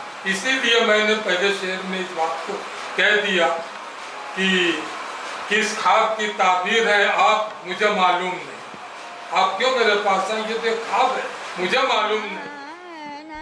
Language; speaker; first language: Hindi; native; Hindi